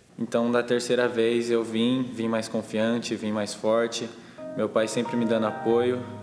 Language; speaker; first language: Portuguese; native; Portuguese